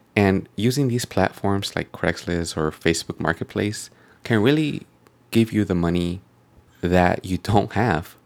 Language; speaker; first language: English; native; English